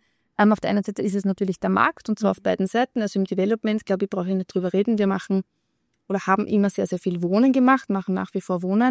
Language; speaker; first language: German; native; German